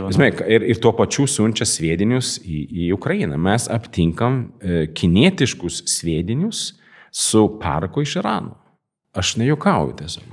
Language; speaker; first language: Lithuanian; non-native, fluent; Swedish